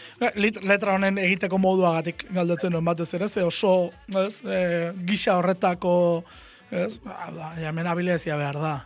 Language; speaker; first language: Basque; native; Basque